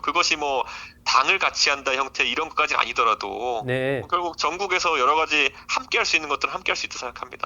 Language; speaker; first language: Korean; native; Korean